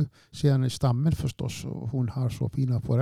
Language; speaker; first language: Swedish; non-native, fluent; Icelandic